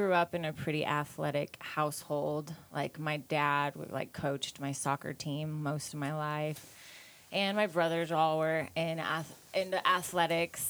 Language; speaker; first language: English; native; English